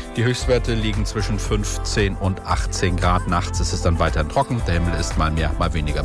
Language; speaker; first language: German; native; German